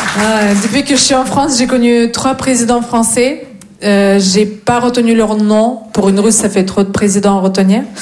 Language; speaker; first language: French; non-native, fluent; Russian